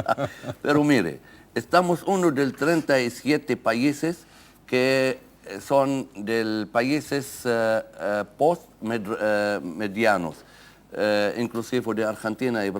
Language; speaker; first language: Spanish; non-native, fluent; Arabic